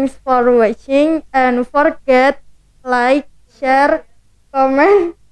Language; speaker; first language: English; non-native, learner; Indonesian